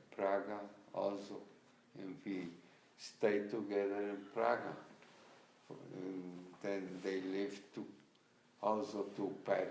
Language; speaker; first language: English; non-native, learner; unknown